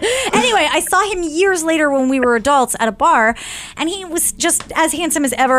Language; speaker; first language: English; native; English